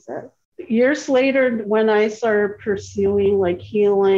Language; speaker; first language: English; non-native, fluent; Cree